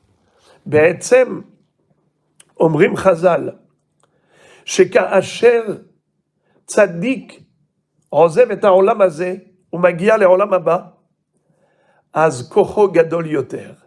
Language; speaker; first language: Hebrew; non-native, fluent; French